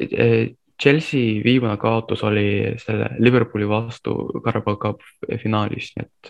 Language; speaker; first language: Estonian; non-native, fluent; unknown